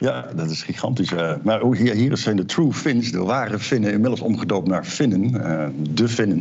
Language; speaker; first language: Dutch; native; Dutch